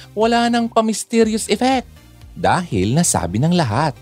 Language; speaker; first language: Filipino; non-native, local second language; Bikol